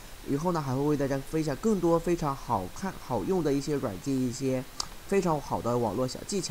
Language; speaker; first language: Chinese; native; Chinese